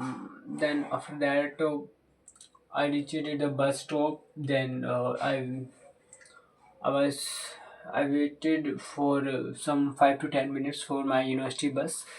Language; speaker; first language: English; non-native, local second language; Hindi